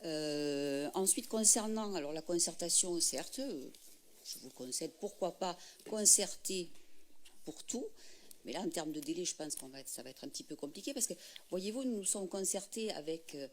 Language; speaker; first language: French; native; French